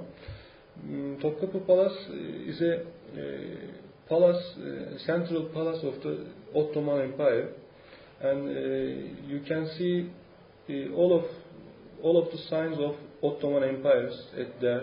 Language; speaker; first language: English; non-native, learner; Turkish